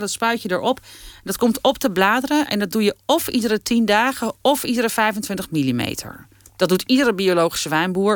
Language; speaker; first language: Dutch; native; Dutch